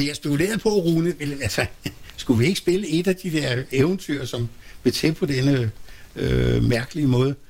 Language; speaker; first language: Danish; native; Danish